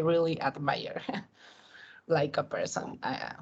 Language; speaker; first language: English; non-native, learner; Spanish